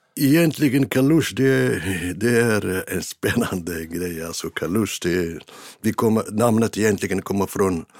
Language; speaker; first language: Swedish; non-native, fluent; Arabic